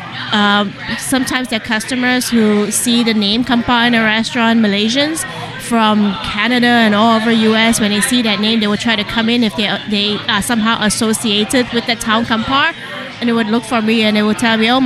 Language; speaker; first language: English; non-native, local second language; Cantonese